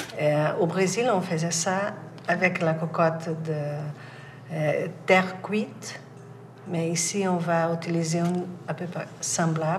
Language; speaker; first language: French; non-native, fluent; Portuguese